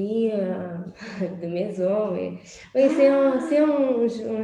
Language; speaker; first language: French; non-native, learner; Portuguese